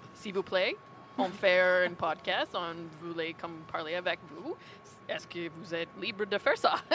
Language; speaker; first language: French; non-native, fluent; English